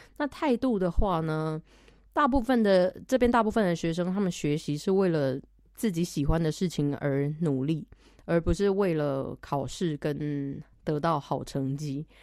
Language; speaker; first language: Chinese; native; Chinese